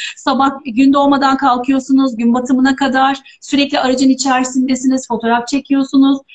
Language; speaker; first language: Turkish; early bilingual, heritage; Turkish